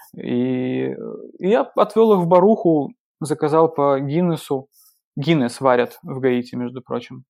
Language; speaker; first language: Russian; native; Russian